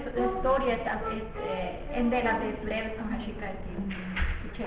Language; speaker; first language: Swedish; non-native, fluent; Spanish